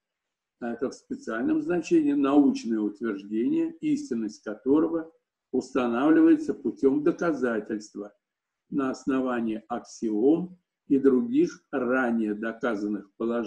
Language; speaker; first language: Russian; native; Russian